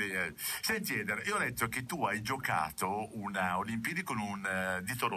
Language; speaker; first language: Italian; native; Italian